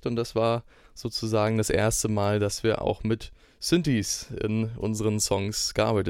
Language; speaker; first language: German; native; German